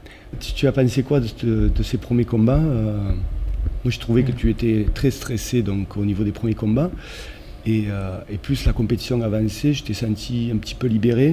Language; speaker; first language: French; native; French